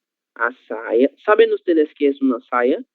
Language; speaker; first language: Spanish; non-native, fluent; Portuguese